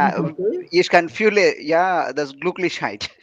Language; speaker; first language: German; non-native, learner; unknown